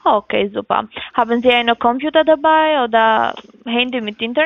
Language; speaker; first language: German; non-native, learner; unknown